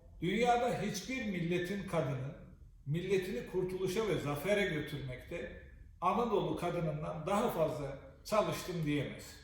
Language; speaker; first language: Turkish; native; Turkish